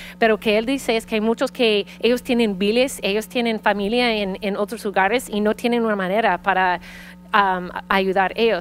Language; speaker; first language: Spanish; early bilingual, heritage; Spanish